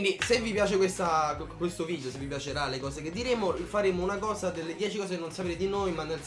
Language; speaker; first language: Italian; early bilingual, other home language; Polish